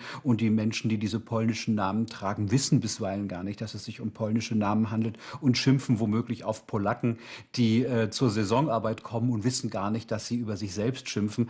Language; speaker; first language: German; native; German